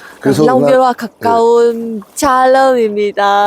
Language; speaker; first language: Korean; non-native, learner; Vietnamese